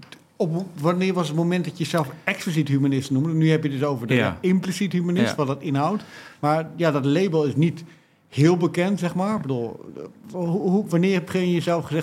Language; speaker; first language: Dutch; native; Dutch